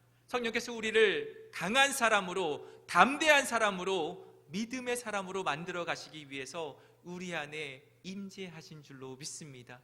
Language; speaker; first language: Korean; native; Korean